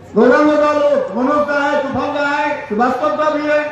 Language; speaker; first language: Hindi; non-native, local second language; Bangla